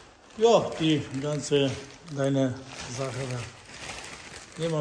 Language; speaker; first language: German; non-native, learner; Turkish